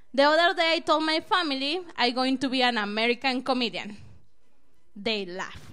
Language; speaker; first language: English; non-native, learner; Spanish